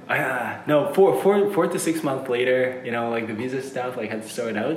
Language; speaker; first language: English; early bilingual, other home language; Uzbek